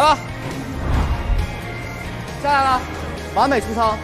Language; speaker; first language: Chinese; native; Chinese